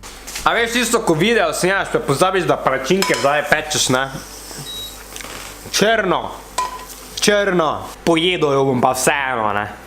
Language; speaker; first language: Slovenian; native; Slovenian